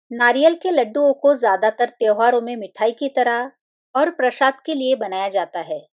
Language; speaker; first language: Hindi; non-native, local second language; Marathi